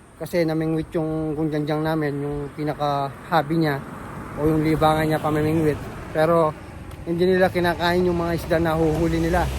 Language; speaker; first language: Filipino; non-native, local second language; Pampanga